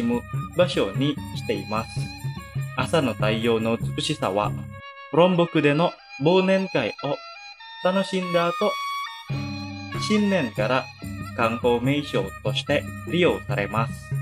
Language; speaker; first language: Japanese; non-native, fluent; Indonesian